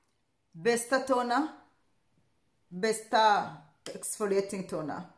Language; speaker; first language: Swedish; non-native, learner; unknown